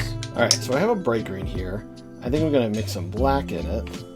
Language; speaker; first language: English; native; English